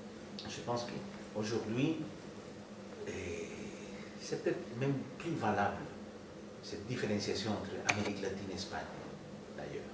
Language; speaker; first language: French; non-native, fluent; Spanish